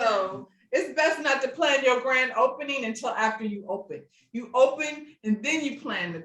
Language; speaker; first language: English; native; English